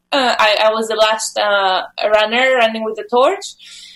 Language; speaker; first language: English; non-native, fluent; Greek